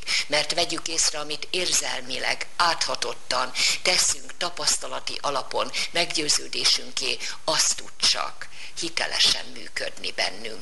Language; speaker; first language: Hungarian; native; Hungarian